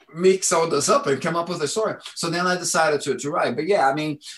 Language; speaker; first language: English; non-native, fluent; Portuguese